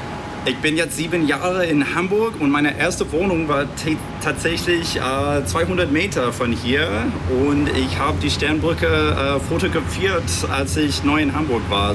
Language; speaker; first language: German; non-native, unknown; English